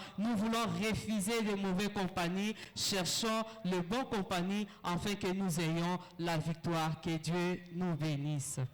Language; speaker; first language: French; non-native, local second language; Lingala